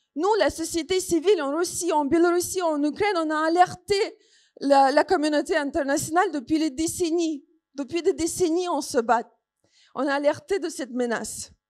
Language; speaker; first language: French; non-native, fluent; Ukrainian